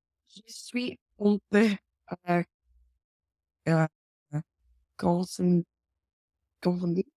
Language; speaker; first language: French; non-native, learner; English